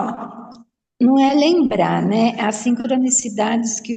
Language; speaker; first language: Portuguese; native; Portuguese